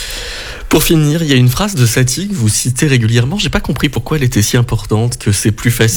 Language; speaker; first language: French; native; French